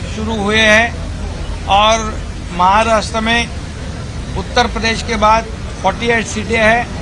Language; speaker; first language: Hindi; non-native, local second language; Marathi